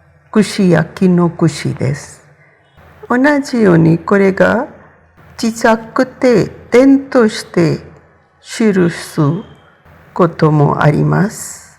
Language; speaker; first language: Japanese; non-native, fluent; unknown